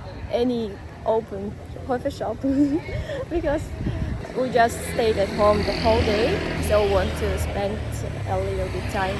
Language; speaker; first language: English; non-native, learner; Russian